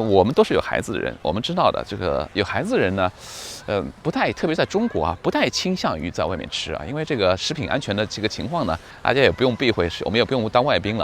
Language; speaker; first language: Chinese; native; Chinese